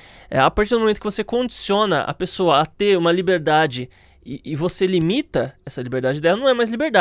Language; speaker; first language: Portuguese; native; Portuguese